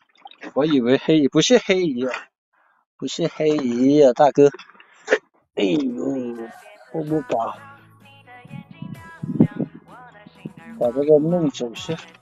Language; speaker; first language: Chinese; native; Chinese